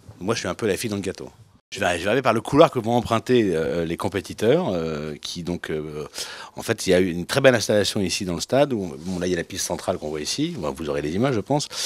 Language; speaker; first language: French; native; French